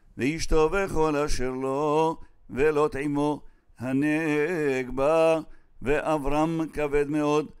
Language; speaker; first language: Hebrew; native; Hebrew